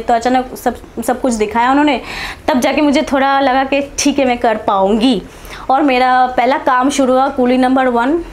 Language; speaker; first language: Hindi; non-native, local second language; Bangla